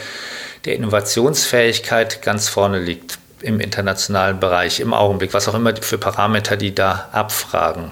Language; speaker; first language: German; native; German